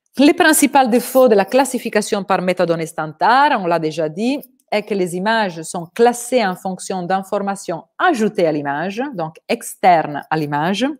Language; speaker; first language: French; non-native, fluent; Italian